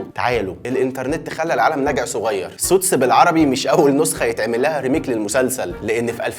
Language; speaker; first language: Arabic; native; Arabic